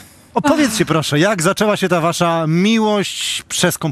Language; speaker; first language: Polish; native; Polish